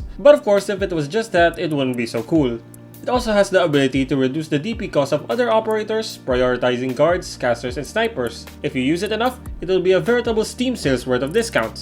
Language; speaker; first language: English; native; English